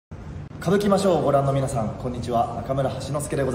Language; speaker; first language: Japanese; native; Japanese